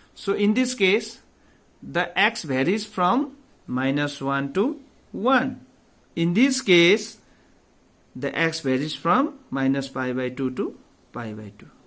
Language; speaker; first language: English; non-native, local second language; Nepali